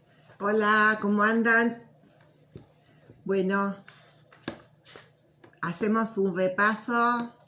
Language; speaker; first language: Spanish; native; Spanish